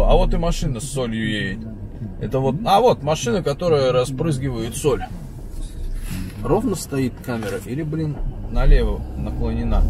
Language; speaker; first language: Russian; native; Russian